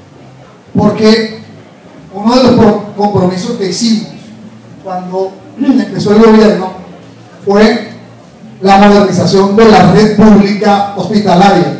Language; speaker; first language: Spanish; native; Spanish